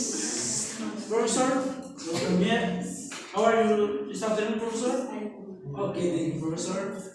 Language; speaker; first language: English; non-native, learner; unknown